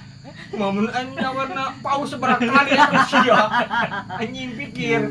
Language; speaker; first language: Indonesian; non-native, local second language; Sundanese